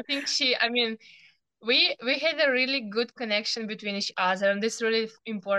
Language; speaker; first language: English; non-native, learner; Ukrainian